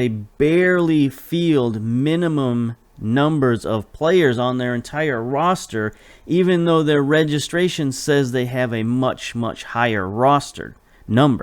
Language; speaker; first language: English; native; English